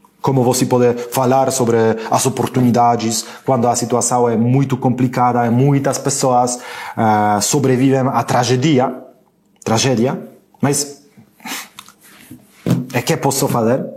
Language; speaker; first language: Portuguese; non-native, learner; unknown